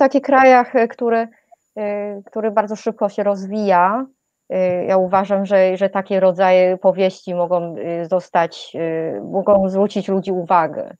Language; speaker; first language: Polish; non-native, fluent; Chinese